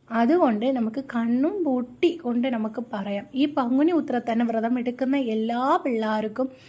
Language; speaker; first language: Malayalam; non-native, local second language; Tamil